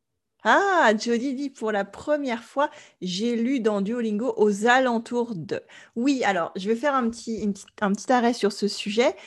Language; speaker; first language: French; native; French